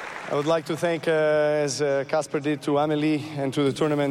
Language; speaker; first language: English; non-native, fluent; Serbian